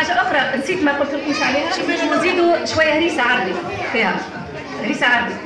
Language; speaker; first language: Arabic; native; Arabic